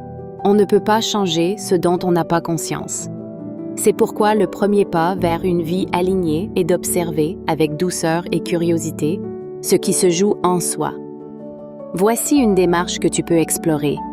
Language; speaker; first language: French; native; French